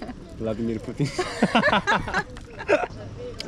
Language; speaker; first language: English; non-native, learner; Korean